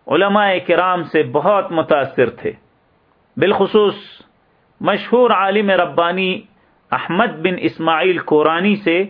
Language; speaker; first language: Urdu; native; Urdu